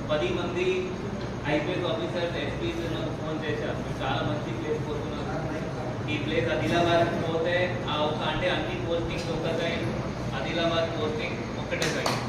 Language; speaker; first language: Telugu; native; Telugu